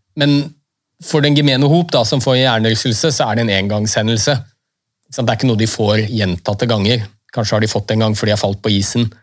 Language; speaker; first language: Norwegian; native; Norwegian